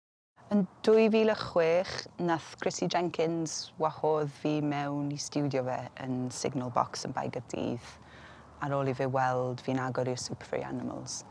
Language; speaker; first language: Welsh; native; Welsh